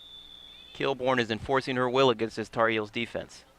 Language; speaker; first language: English; native; English